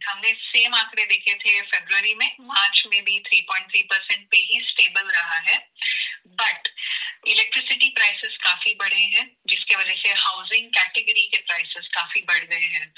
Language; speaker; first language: Hindi; native; Hindi